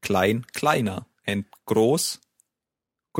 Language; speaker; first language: German; non-native, fluent; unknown